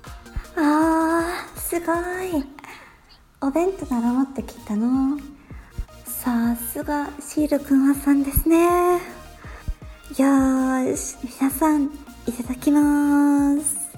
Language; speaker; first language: Japanese; non-native, learner; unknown